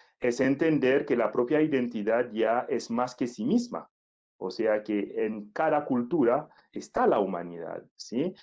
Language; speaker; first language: Spanish; non-native, fluent; Haitian Creole